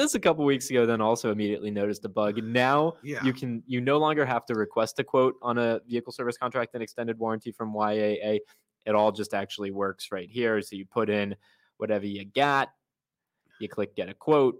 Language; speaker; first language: English; native; English